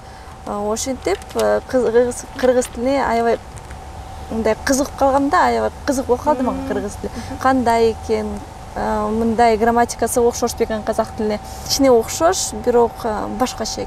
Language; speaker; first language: Kyrgyz; early bilingual, other home language; Russian